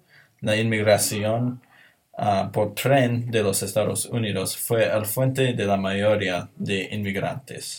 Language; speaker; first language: Spanish; non-native, learner; English